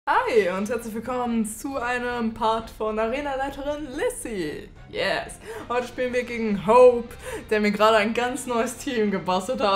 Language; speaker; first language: German; native; German